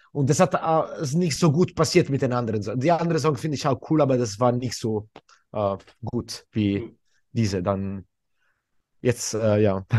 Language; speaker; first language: German; non-native, fluent; Italian